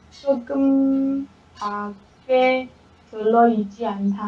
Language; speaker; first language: Korean; non-native, learner; Chinese